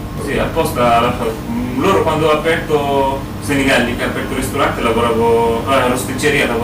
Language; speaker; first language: Italian; non-native, learner; Bangla